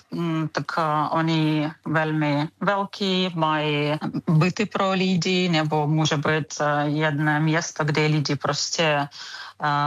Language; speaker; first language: Czech; non-native, learner; Ukrainian